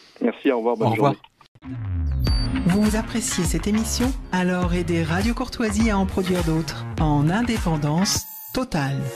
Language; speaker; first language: French; native; French